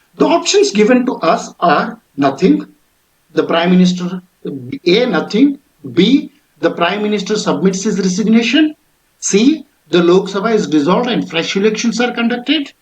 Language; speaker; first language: English; non-native, local second language; Kannada